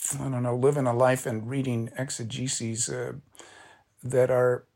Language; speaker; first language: English; native; English